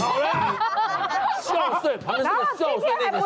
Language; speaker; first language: Chinese; native; Chinese